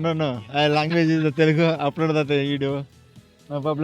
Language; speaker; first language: English; non-native, learner; Telugu